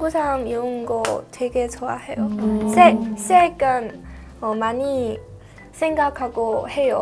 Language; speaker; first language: Korean; non-native, learner; Chinese